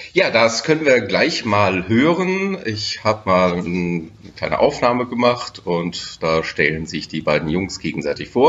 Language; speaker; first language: German; native; German